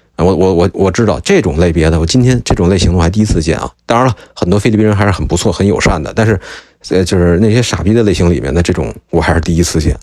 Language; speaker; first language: Chinese; native; Chinese